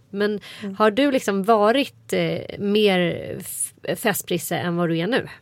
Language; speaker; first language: Swedish; native; Swedish